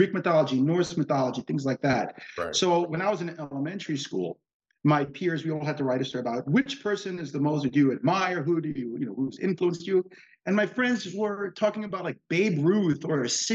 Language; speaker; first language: English; native; English